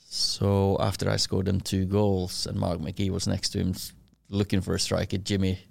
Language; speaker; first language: English; non-native, fluent; Norwegian